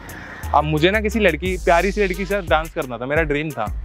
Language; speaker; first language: Hindi; native; Hindi